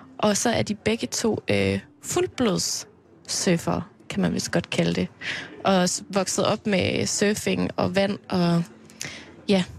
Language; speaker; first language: Danish; native; Danish